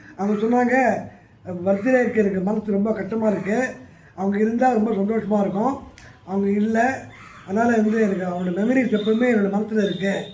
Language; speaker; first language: Tamil; native; Tamil